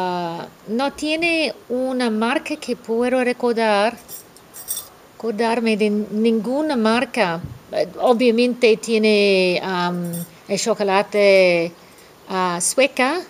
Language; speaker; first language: Spanish; non-native, fluent; English